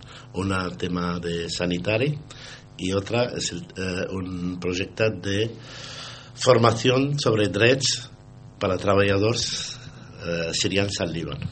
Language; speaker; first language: Catalan; non-native, fluent; Arabic